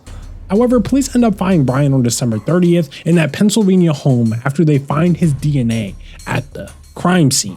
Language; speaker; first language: English; native; English